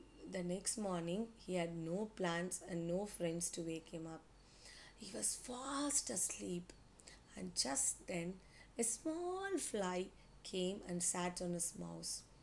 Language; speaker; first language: English; non-native, local second language; Tamil